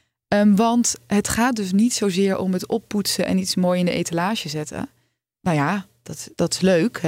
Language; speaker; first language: Dutch; native; Dutch